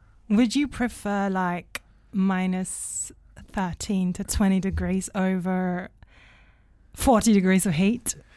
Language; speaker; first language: English; non-native, fluent; German